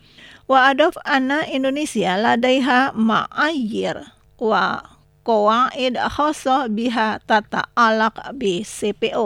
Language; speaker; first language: Arabic; non-native, learner; Indonesian